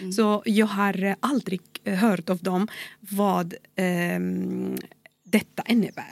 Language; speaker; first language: Swedish; non-native, fluent; Arabic